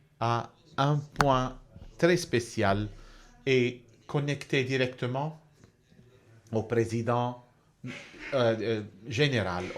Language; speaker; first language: French; non-native, fluent; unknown